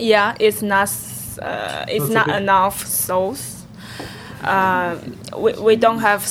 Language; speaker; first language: English; non-native, learner; Chinese